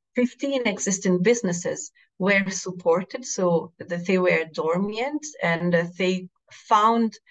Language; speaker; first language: English; non-native, fluent; Italian